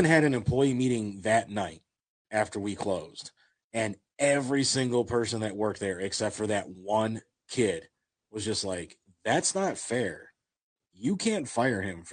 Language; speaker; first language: English; native; English